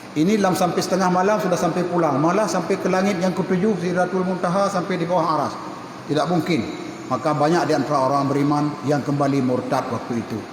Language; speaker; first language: Malay; non-native, local second language; Achinese